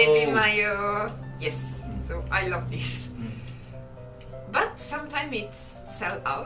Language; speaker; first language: English; non-native, fluent; Italian